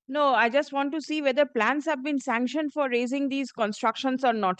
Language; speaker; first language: English; non-native, local second language; Bangla